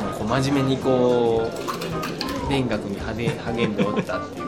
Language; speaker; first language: Japanese; native; Japanese